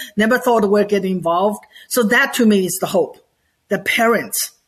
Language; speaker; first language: English; non-native, fluent; Chinese